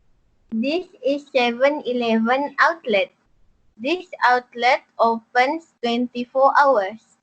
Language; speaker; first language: English; non-native, local second language; Malay